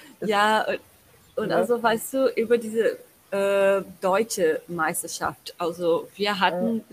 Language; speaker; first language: German; non-native, learner; Portuguese